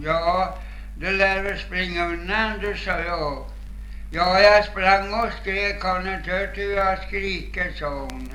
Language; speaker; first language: Swedish; native; Swedish